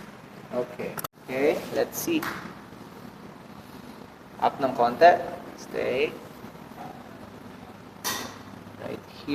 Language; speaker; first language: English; non-native, local second language; Filipino